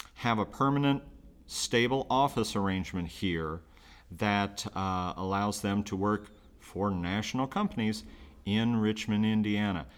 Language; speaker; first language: English; native; English